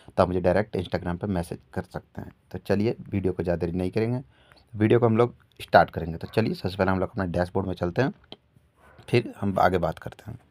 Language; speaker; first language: Hindi; native; Hindi